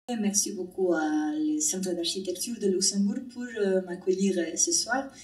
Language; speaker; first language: French; non-native, fluent; Spanish